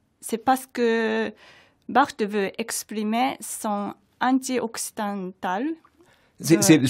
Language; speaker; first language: French; non-native, fluent; Japanese